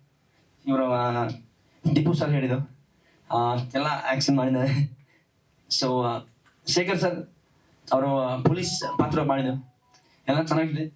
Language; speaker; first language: Kannada; non-native, learner; Hindi